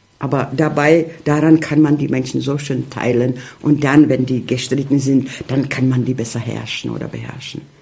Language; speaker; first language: German; non-native, fluent; Czech